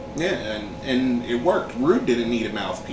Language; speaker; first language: English; native; English